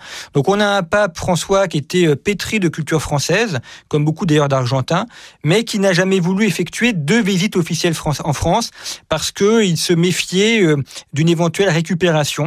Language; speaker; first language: French; native; French